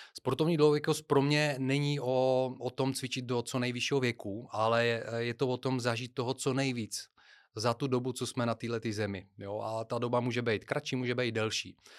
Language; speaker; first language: Czech; non-native, fluent; Bulgarian